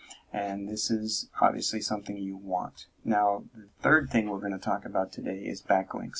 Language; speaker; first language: English; native; English